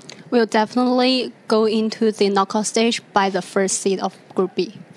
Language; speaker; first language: English; non-native, fluent; Chinese